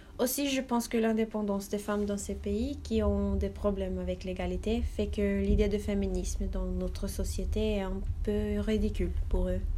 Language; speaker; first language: French; non-native, learner; Norwegian